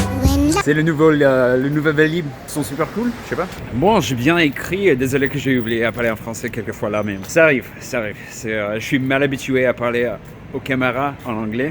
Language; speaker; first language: French; non-native, fluent; English